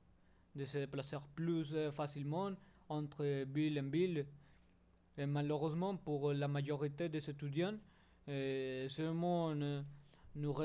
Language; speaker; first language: French; non-native, learner; Spanish